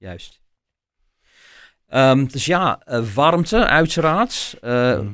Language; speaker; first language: Dutch; non-native, fluent; English